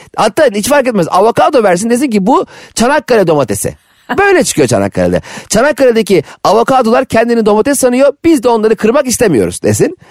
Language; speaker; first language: Turkish; native; Turkish